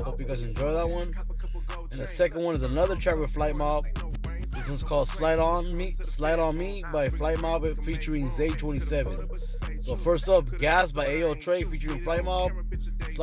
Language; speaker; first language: English; native; English